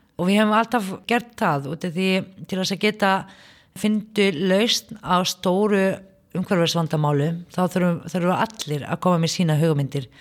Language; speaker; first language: Icelandic; non-native, fluent; Arabic